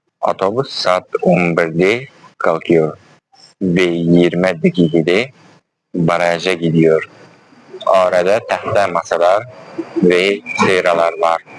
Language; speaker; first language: Turkish; non-native, fluent; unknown